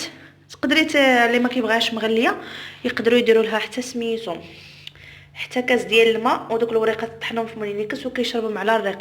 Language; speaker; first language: Arabic; native; Arabic